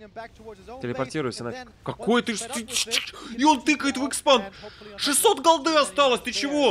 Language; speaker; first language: Russian; native; Russian